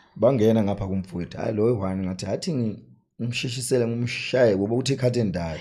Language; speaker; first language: Zulu; non-native, fluent; Tsonga